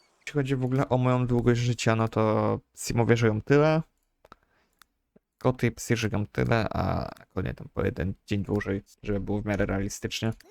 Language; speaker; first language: Polish; native; Polish